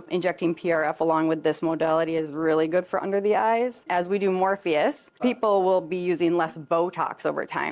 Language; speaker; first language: English; native; English